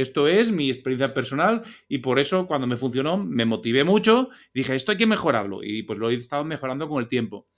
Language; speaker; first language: Spanish; native; Spanish